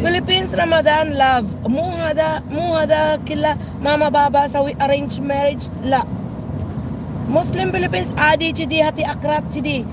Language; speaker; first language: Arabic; non-native, learner; Hiligaynon